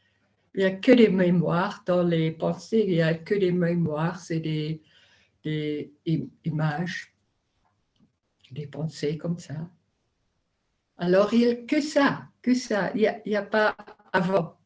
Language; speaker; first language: French; non-native, learner; Dutch